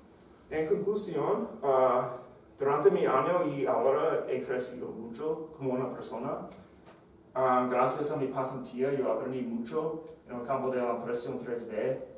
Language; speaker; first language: Spanish; non-native, fluent; English